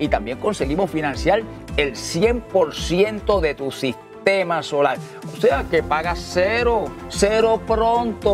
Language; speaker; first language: Spanish; native; Spanish